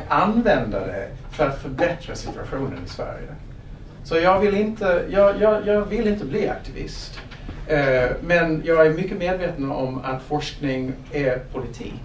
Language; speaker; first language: Swedish; non-native, fluent; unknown